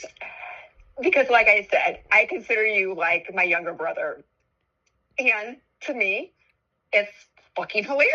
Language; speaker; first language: English; native; English